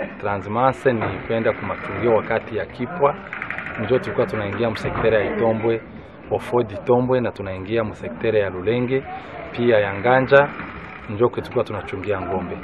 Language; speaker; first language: Swahili; non-native, local second language; Kinyarwanda